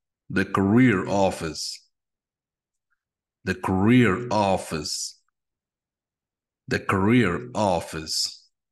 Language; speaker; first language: English; non-native, fluent; Spanish